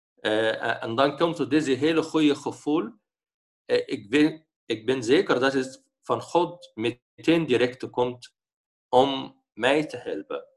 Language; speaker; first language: Dutch; non-native, fluent; Arabic